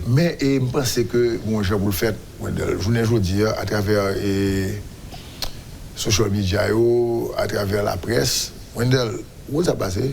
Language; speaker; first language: French; non-native, local second language; Haitian Creole